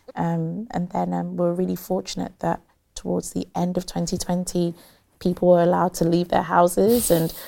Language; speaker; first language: English; native; English